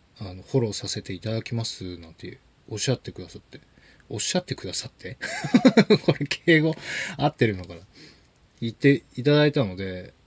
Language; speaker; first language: Japanese; native; Japanese